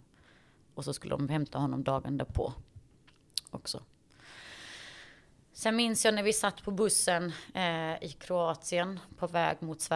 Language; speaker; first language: Swedish; early bilingual, other home language; Bosnian